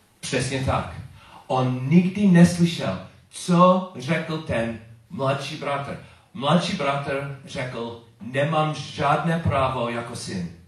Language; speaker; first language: Czech; non-native, learner; English